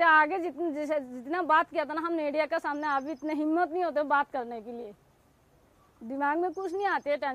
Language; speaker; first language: Hindi; non-native, fluent; Rohingya